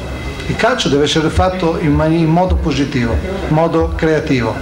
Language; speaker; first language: Italian; native; Italian